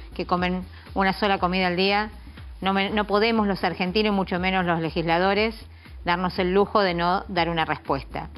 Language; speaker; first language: Spanish; native; Spanish